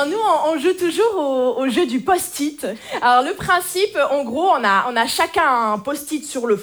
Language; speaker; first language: French; native; French